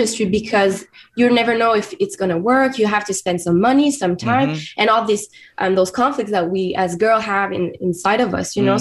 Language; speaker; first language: English; non-native, fluent; French